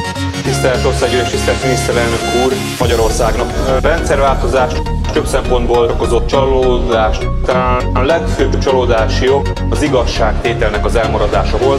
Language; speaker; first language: Hungarian; native; Hungarian